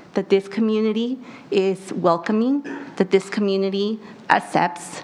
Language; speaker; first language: English; early bilingual, other home language; Spanish